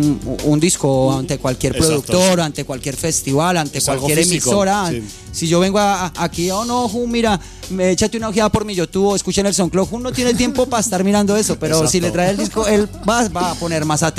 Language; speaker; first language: Spanish; native; Spanish